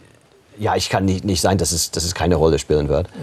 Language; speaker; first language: German; non-native, fluent; English